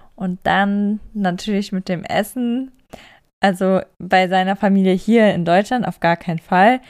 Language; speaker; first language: German; native; German